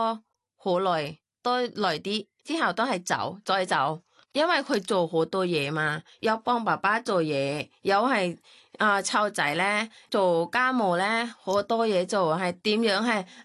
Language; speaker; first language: Cantonese; non-native, fluent; Thai